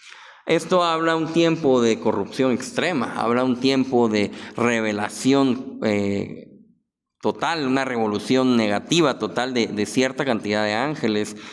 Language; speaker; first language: Spanish; native; Spanish